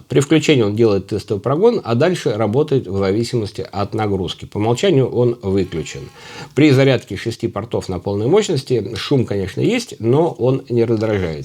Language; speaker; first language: Russian; native; Russian